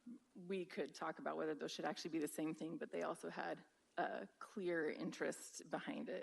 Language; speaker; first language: English; native; English